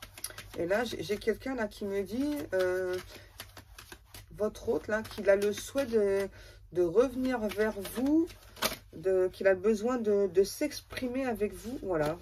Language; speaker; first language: French; native; French